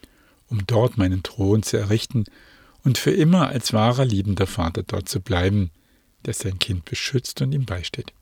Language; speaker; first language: German; native; German